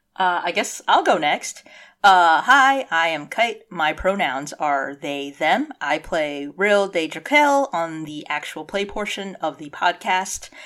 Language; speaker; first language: English; early bilingual, other home language; Cantonese